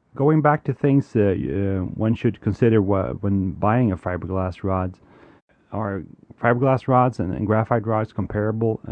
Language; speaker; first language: English; non-native, fluent; Swedish